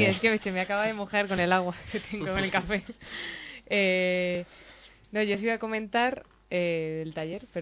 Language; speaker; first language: Spanish; native; Spanish